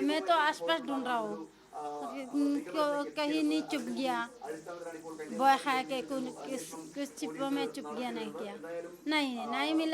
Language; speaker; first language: Hindi; non-native, local second language; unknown